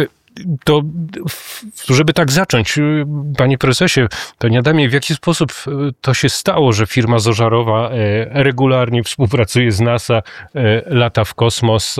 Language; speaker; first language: Polish; native; Polish